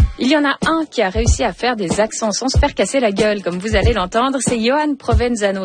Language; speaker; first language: French; native; French